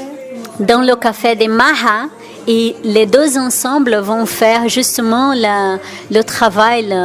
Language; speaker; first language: French; non-native, fluent; Portuguese